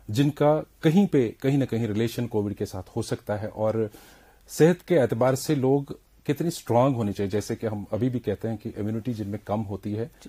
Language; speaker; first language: Hindi; non-native, local second language; Kashmiri